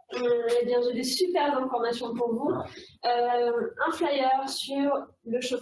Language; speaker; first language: French; native; French